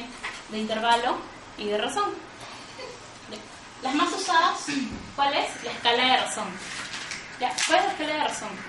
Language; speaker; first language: Spanish; native; Spanish